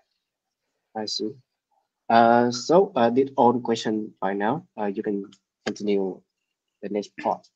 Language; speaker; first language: English; non-native, learner; Vietnamese